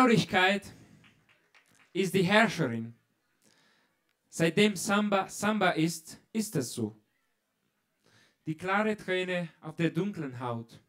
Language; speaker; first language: German; non-native, fluent; Italian